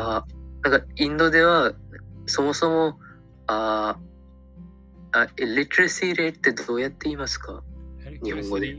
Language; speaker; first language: Japanese; non-native, fluent; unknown